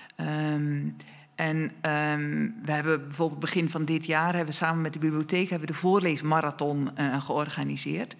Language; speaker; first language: Dutch; native; Dutch